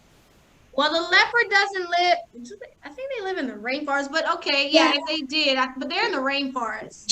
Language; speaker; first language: English; native; English